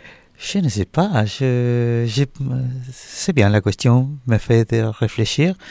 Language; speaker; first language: French; non-native, learner; Spanish